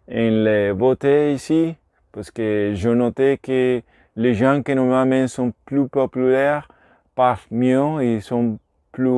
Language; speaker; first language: French; non-native, learner; Spanish